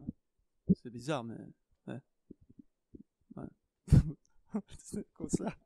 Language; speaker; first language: French; non-native, fluent; Hebrew